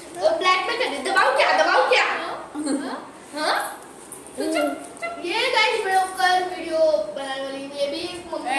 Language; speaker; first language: Hindi; non-native, local second language; Marathi